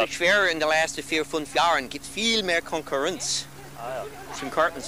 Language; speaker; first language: German; non-native, fluent; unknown